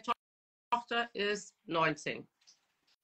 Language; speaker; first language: German; non-native, fluent; Portuguese